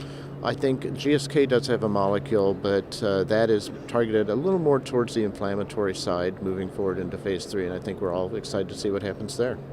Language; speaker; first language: English; native; English